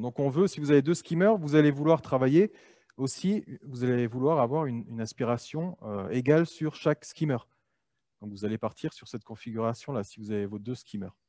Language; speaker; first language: French; native; French